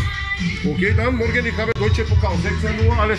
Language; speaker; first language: German; non-native, learner; Bulgarian